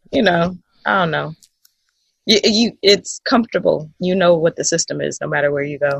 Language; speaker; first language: English; native; English